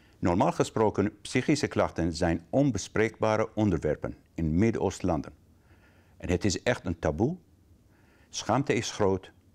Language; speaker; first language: Dutch; non-native, fluent; Arabic